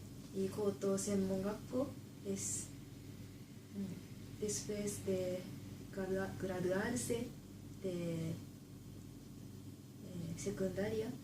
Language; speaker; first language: Spanish; non-native, learner; Japanese